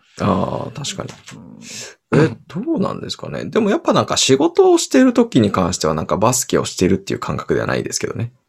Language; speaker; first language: Japanese; early bilingual, heritage; Japanese